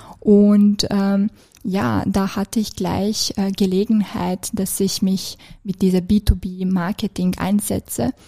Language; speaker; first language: German; non-native, fluent; Serbian